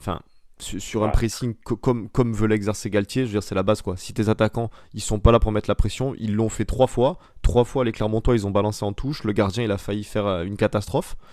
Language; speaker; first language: French; native; French